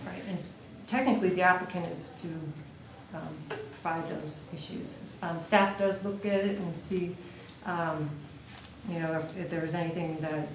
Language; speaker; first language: English; native; English